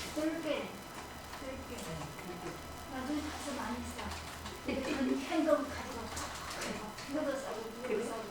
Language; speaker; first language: Korean; non-native, learner; Chinese